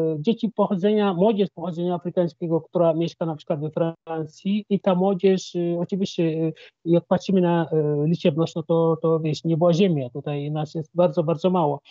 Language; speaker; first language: Polish; non-native, fluent; Wolof